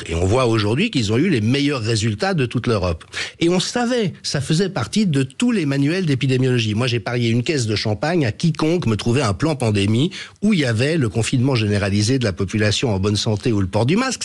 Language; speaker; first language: French; native; French